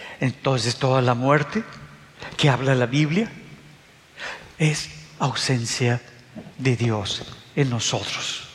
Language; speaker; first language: Spanish; native; Spanish